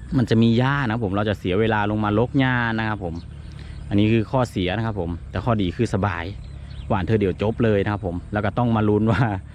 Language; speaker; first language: Thai; native; Thai